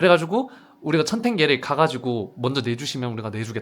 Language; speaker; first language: Korean; native; Korean